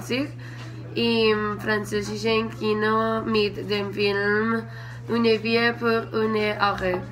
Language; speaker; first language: German; non-native, learner; Spanish